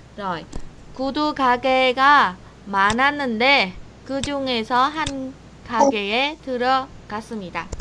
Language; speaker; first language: Korean; non-native, fluent; Vietnamese